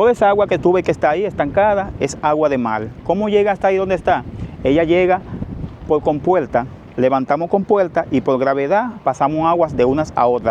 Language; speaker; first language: Spanish; native; Spanish